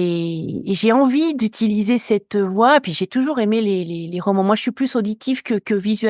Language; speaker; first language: French; native; French